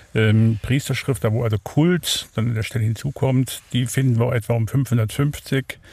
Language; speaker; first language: German; native; German